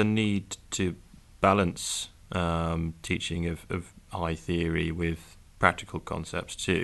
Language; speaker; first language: English; native; English